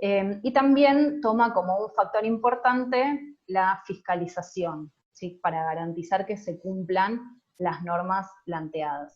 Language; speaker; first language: Spanish; native; Spanish